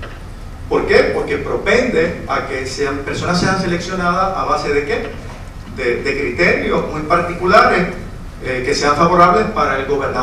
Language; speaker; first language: Spanish; native; Spanish